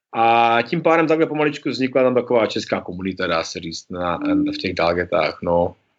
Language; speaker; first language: Czech; early bilingual, heritage; Czech